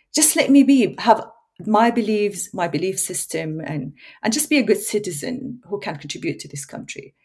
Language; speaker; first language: English; non-native, fluent; Arabic